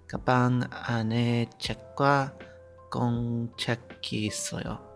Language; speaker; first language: Korean; non-native, learner; English